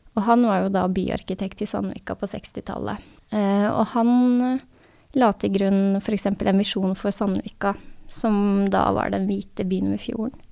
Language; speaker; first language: Norwegian; native; Norwegian